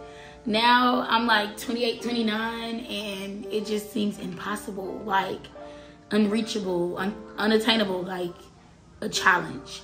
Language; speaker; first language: English; native; English